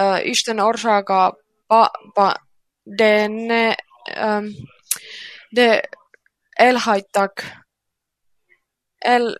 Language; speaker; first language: Hungarian; non-native, learner; Finnish